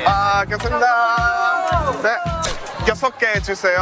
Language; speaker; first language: Korean; non-native, learner; English